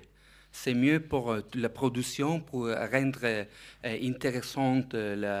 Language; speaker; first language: French; non-native, fluent; Italian